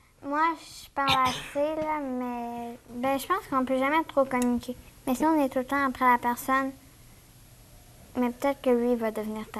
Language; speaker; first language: French; native; French